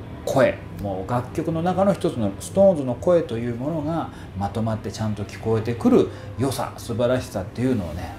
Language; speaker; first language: Japanese; native; Japanese